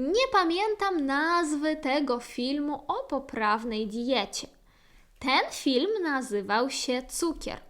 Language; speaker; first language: Polish; non-native, fluent; Ukrainian